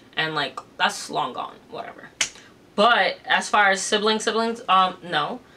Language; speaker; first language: English; native; English